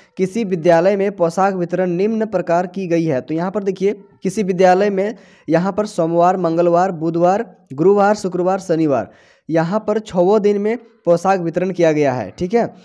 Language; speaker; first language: Hindi; native; Hindi